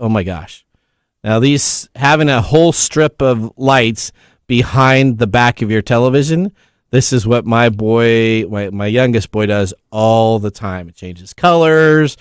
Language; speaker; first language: English; native; English